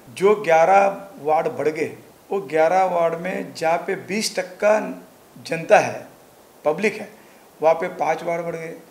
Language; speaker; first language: Hindi; non-native, local second language; Marathi